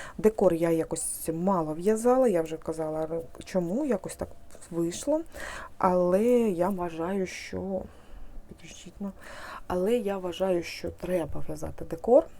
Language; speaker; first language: Ukrainian; native; Ukrainian